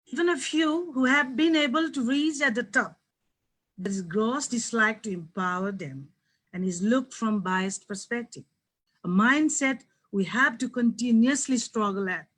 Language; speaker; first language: English; non-native, local second language; Nepali